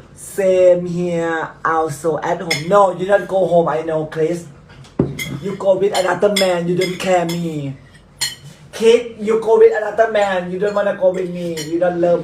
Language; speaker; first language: English; non-native, learner; Thai